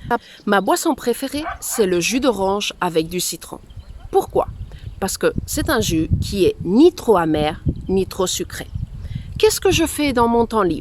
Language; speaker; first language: French; non-native, fluent; Spanish